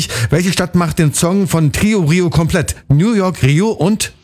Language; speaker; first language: German; native; German